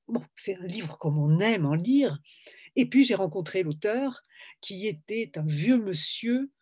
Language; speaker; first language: French; native; French